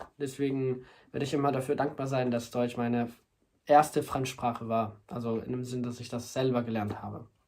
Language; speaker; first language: German; non-native, fluent; Spanish